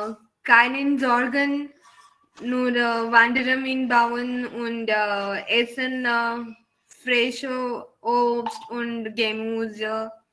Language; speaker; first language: German; non-native, learner; Hindi